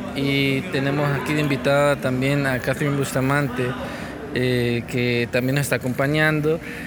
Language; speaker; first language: Spanish; native; Spanish